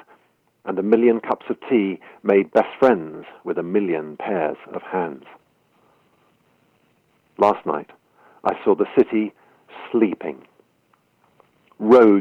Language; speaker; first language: English; native; English